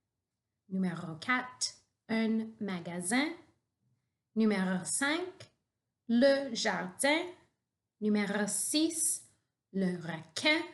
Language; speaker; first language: French; non-native, local second language; English